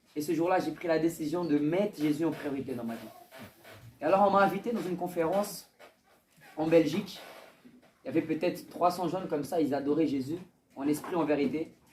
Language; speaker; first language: French; early bilingual, other home language; Portuguese